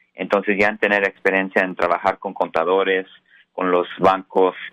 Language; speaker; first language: Spanish; early bilingual, heritage; Spanish